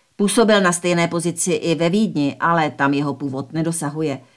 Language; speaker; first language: Czech; early bilingual, other home language; Slovak